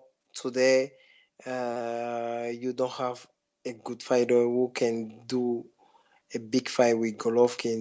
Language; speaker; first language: English; non-native, fluent; French